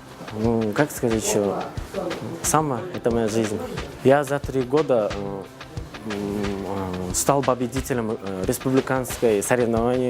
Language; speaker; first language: Russian; non-native, local second language; Kyrgyz